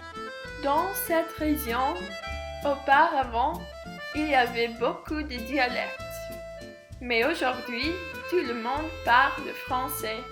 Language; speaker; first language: French; non-native, learner; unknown